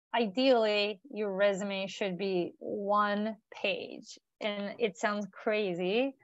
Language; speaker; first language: English; non-native, fluent; Turkish